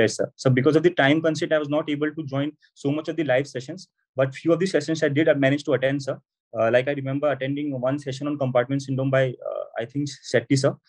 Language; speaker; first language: English; non-native, local second language; Assamese